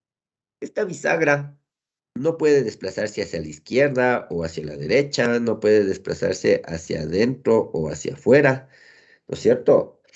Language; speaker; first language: Spanish; native; Spanish